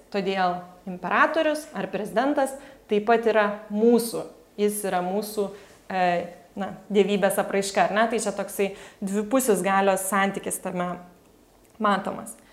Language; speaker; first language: Lithuanian; native; Lithuanian